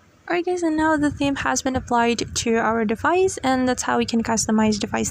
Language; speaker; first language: English; non-native, fluent; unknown